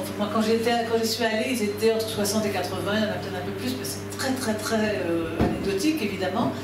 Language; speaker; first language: French; native; French